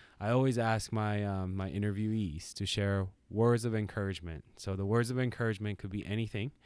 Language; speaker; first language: English; non-native, fluent; Japanese